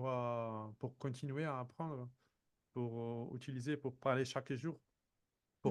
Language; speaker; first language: French; non-native, fluent; Portuguese